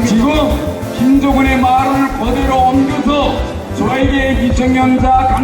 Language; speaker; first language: Korean; native; Korean